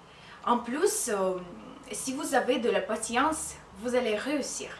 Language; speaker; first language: French; non-native, fluent; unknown